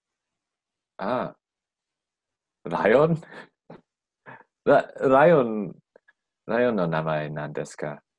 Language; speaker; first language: Japanese; non-native, learner; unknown